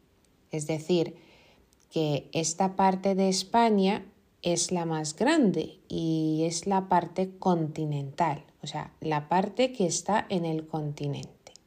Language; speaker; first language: Spanish; non-native, fluent; Lithuanian